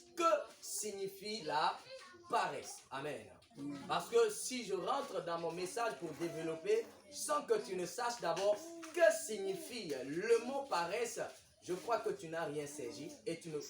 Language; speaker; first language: French; non-native, local second language; Lingala